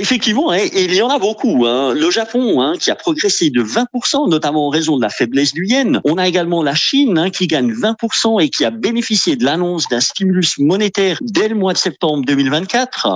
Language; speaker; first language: French; native; French